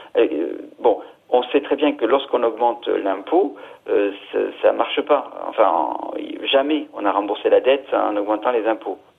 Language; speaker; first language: French; native; French